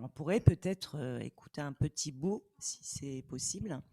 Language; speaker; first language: French; native; French